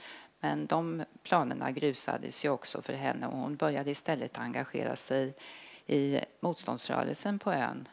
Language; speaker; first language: Swedish; native; Swedish